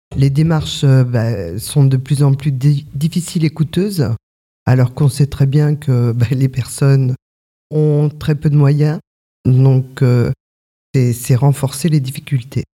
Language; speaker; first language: French; native; French